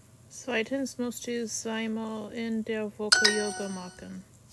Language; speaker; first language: German; non-native, learner; English